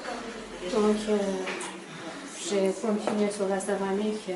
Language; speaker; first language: French; non-native, fluent; Persian